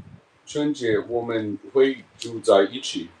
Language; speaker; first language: Chinese; non-native, learner; English